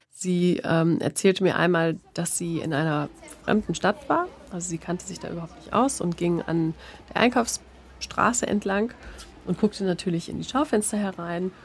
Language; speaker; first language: German; native; German